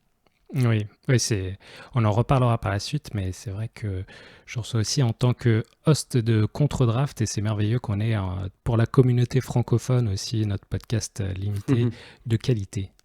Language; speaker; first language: French; native; French